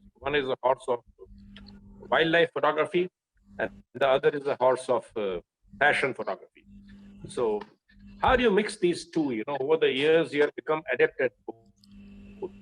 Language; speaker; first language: English; non-native, local second language; Hindi